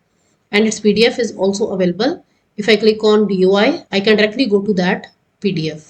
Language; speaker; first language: English; non-native, local second language; Hindi